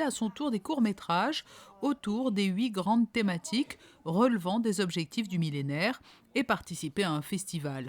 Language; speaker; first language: French; native; French